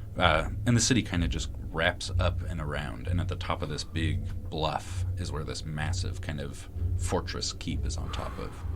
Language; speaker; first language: English; native; English